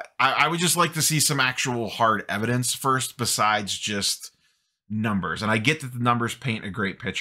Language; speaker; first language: English; native; English